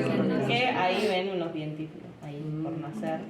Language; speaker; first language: Spanish; native; Spanish